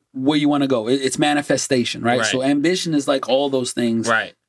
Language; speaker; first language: English; non-native, fluent; Portuguese